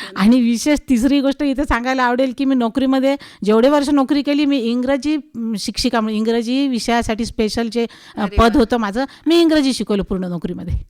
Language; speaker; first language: Marathi; non-native, local second language; Hindi